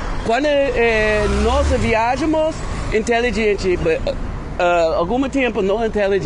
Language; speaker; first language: Portuguese; non-native, learner; English